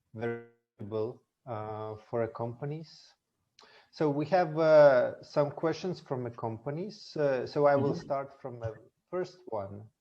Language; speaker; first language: English; non-native, fluent; Lithuanian